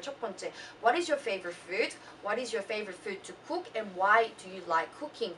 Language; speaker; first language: English; early bilingual, other home language; Korean